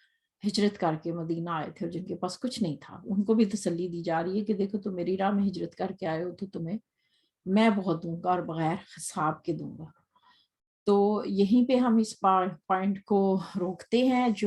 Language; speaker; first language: Urdu; native; Urdu